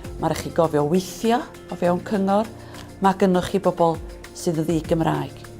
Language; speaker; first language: Welsh; native; Welsh